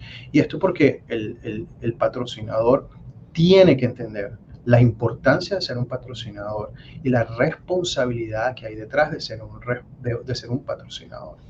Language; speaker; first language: Spanish; native; Spanish